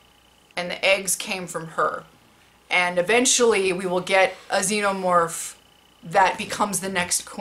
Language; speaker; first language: English; native; English